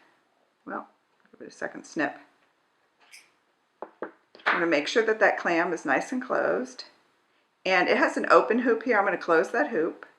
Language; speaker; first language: English; native; English